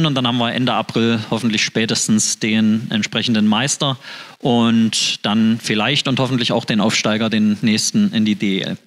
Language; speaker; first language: German; native; German